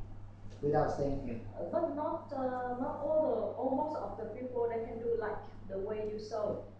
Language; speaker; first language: English; non-native, learner; Vietnamese